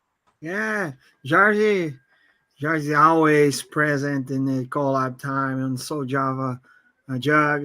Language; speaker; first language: English; non-native, fluent; Portuguese